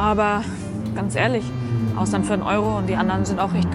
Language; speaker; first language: German; native; German